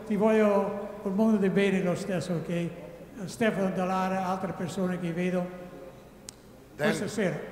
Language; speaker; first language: Italian; non-native, fluent; English